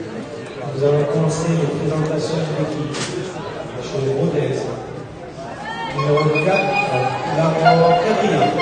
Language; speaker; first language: French; native; French